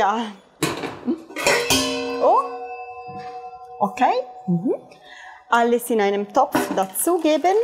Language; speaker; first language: German; non-native, fluent; Italian